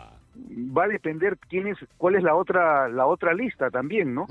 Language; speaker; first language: Spanish; native; Spanish